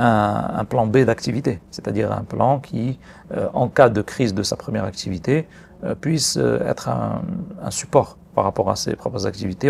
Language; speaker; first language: French; non-native, local second language; Arabic